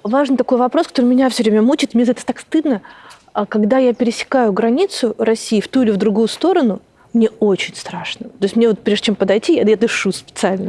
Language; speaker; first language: Russian; native; Russian